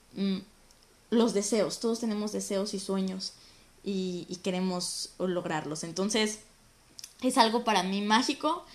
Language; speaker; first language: Spanish; native; Spanish